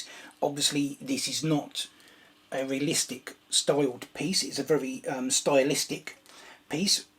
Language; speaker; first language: English; native; English